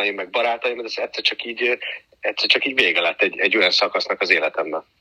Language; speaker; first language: Hungarian; early bilingual, heritage; Hungarian